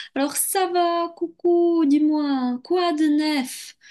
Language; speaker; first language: French; non-native, fluent; Czech